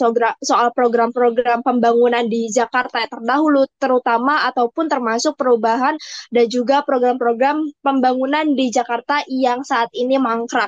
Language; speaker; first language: Indonesian; native; Indonesian